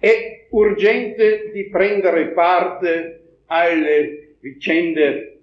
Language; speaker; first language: Italian; non-native, fluent; German